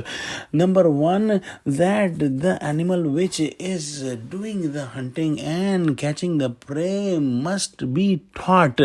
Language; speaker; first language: English; non-native, local second language; Urdu